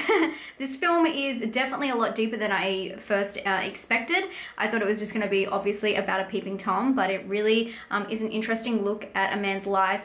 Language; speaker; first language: English; native; English